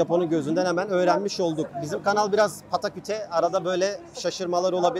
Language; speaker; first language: Turkish; native; Turkish